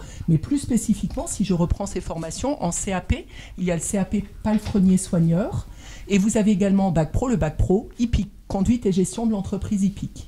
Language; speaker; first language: French; native; French